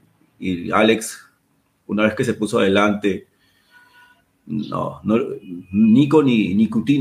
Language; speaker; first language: Spanish; native; Spanish